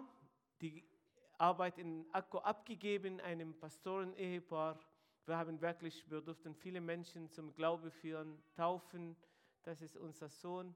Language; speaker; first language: German; non-native, fluent; Arabic